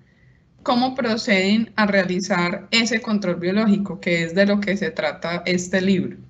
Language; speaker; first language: Spanish; native; Spanish